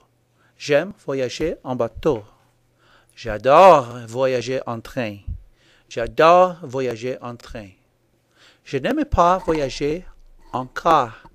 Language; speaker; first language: French; non-native, fluent; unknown